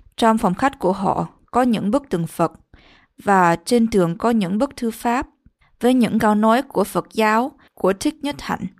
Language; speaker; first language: Vietnamese; early bilingual, heritage; Vietnamese